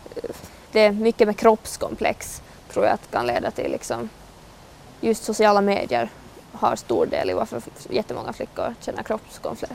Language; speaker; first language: Swedish; native; Swedish